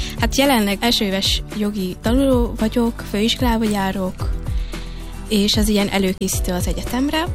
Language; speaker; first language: Hungarian; early bilingual, heritage; Hungarian